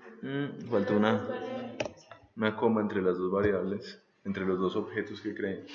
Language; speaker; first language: Spanish; native; Spanish